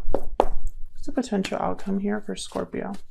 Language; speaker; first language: English; native; English